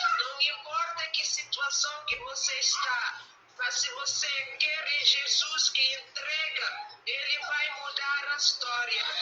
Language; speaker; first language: Portuguese; non-native, local second language; Kabuverdianu